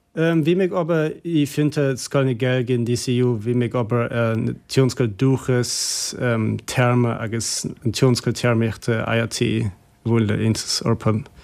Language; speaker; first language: Irish; non-native, fluent; German